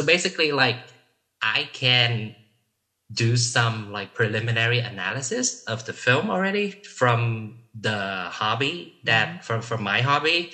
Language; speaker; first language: English; non-native, fluent; Vietnamese